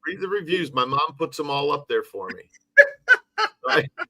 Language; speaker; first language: English; native; English